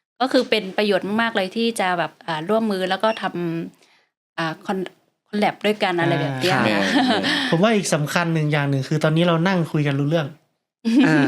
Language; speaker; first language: Thai; native; Thai